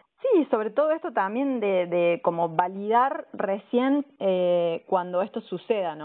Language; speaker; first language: Spanish; native; Spanish